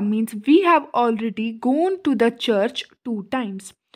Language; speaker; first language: English; non-native, local second language; Hindi